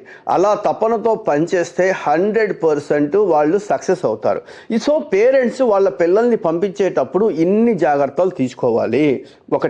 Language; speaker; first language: Telugu; native; Telugu